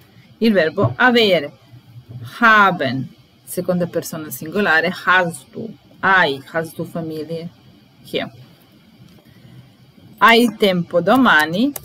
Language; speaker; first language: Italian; non-native, fluent; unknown